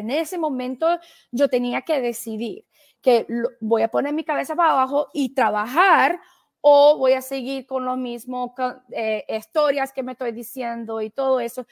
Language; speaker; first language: Spanish; early bilingual, heritage; Spanish